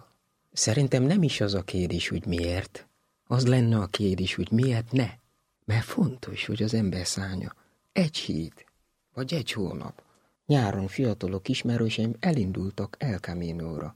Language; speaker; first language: Hungarian; non-native, learner; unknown